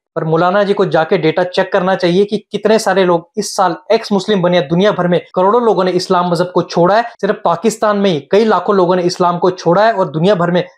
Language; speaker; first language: Hindi; native; Hindi